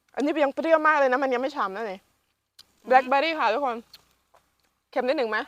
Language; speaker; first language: Thai; native; Thai